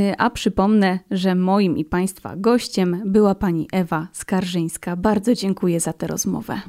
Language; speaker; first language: Polish; native; Polish